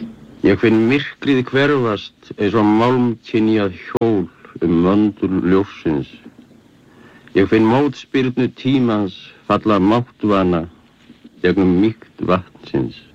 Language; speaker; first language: Icelandic; native; Icelandic